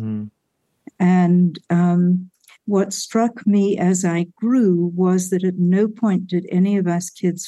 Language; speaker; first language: English; native; English